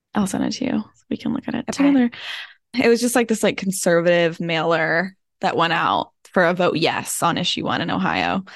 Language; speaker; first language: English; native; English